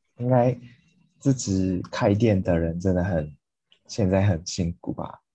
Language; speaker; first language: Chinese; non-native, fluent; Japanese